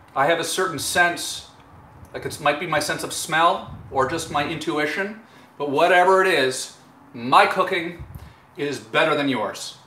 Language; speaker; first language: English; native; English